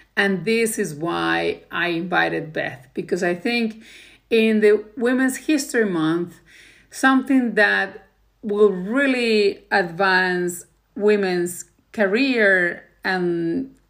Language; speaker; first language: English; non-native, fluent; Spanish